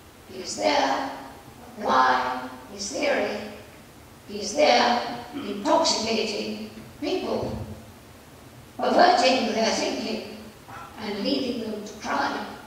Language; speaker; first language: English; non-native, fluent; Greek